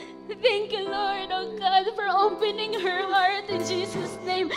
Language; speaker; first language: English; non-native, local second language; Filipino